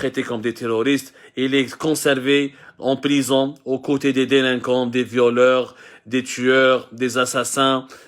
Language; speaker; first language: French; non-native, local second language; Arabic